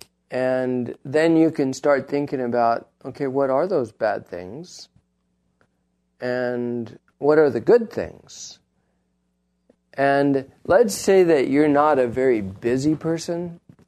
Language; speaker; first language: English; native; English